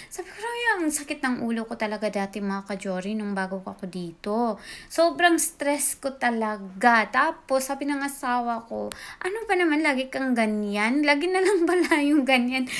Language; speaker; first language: Filipino; non-native, local second language; Cebuano